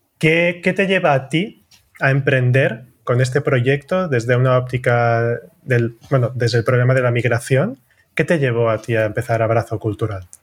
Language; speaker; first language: Spanish; non-native, local second language; Catalan